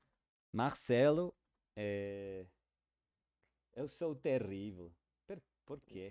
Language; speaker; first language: Portuguese; non-native, learner; Spanish